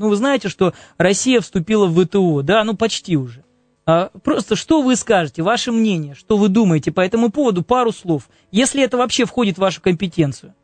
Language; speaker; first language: Russian; native; Russian